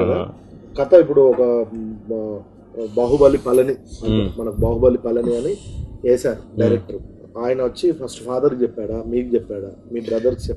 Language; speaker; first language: Telugu; native; Telugu